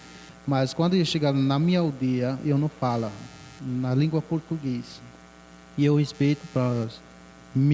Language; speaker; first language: Portuguese; non-native, local second language; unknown